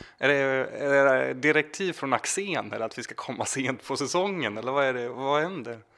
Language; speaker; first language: Swedish; native; Swedish